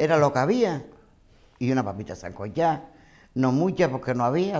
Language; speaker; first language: Spanish; native; Spanish